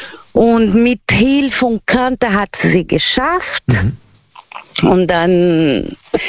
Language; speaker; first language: German; non-native, learner; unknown